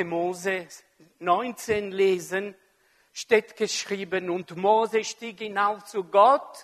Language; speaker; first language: German; non-native, fluent; French